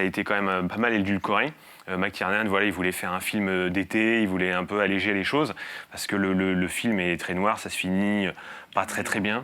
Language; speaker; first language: French; native; French